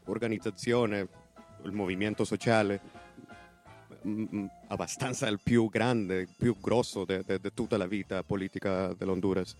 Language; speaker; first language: Italian; non-native, learner; Spanish